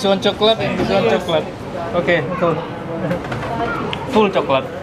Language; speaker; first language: English; non-native, learner; Indonesian